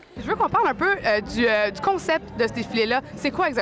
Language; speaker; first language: French; native; French